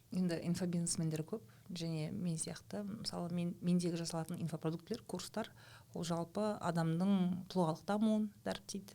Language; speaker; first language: Kazakh; native; Kazakh